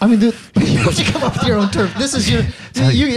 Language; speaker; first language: English; native; English